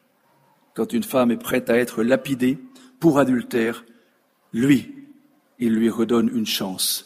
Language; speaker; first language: French; native; French